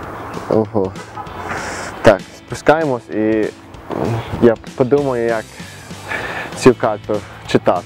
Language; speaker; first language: Ukrainian; early bilingual, heritage; Ukrainian